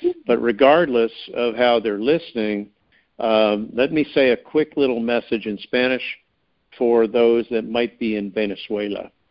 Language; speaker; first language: English; native; English